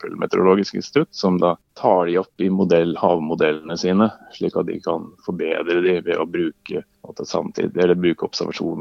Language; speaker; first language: Norwegian; native; Norwegian